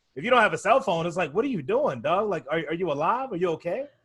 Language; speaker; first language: English; native; English